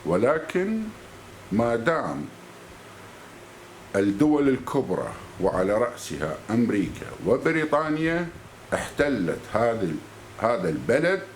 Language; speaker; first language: Arabic; native; Arabic